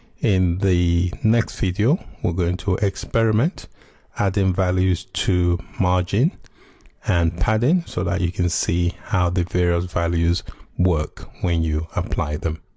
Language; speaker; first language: English; native; English